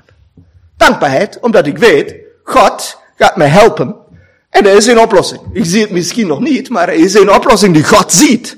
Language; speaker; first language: Dutch; non-native, fluent; German